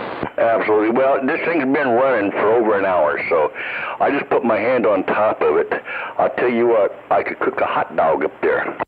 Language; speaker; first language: English; native; English